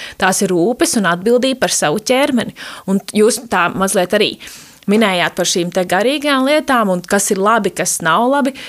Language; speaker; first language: Latvian; native; Latvian